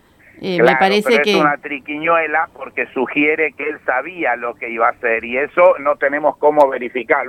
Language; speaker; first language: Spanish; native; Spanish